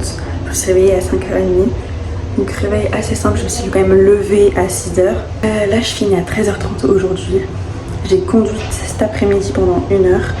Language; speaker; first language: French; native; French